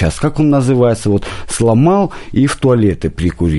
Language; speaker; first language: Russian; non-native, local second language; Armenian